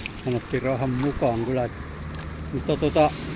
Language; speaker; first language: Finnish; native; Finnish